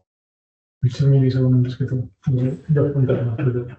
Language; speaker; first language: Spanish; native; Spanish